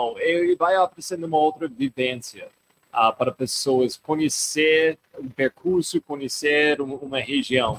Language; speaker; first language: Portuguese; non-native, fluent; English